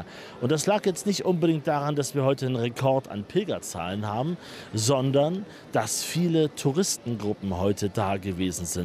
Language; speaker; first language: German; native; German